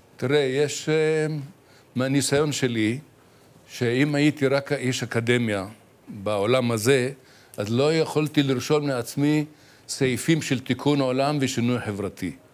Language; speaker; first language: Hebrew; early bilingual, other home language; Arabic